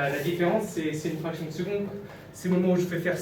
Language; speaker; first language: French; native; French